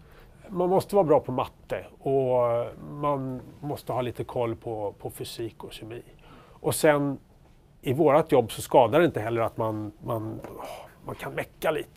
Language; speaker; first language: Swedish; native; Swedish